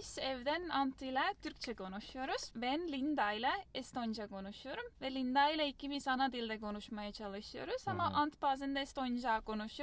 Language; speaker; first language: Turkish; non-native, fluent; Estonian